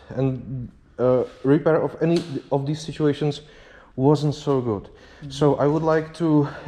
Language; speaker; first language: English; non-native, learner; Czech